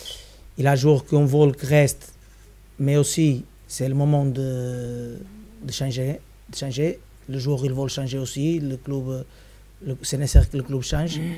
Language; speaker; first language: French; non-native, fluent; Spanish